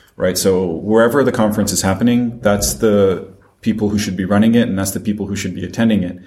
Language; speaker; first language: English; non-native, fluent; French